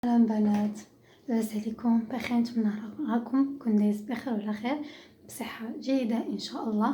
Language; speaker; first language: Arabic; native; Arabic